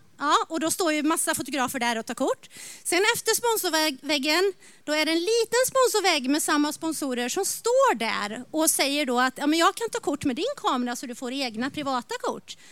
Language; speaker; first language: Swedish; native; Swedish